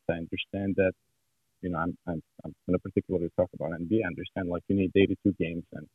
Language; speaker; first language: English; non-native, fluent; Serbian